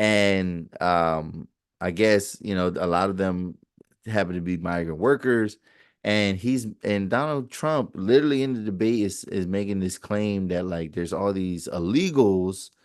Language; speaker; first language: English; native; English